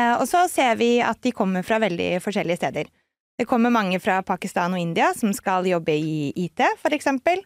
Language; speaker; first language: Norwegian; native; Norwegian